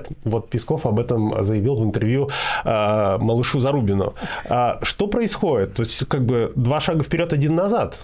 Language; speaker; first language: Russian; native; Russian